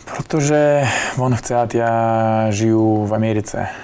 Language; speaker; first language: Czech; non-native, fluent; Uzbek